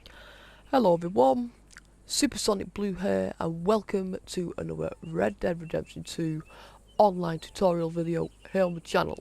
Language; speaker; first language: English; native; English